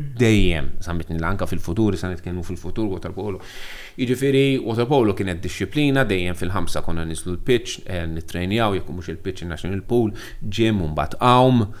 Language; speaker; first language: Maltese; non-native, local second language; English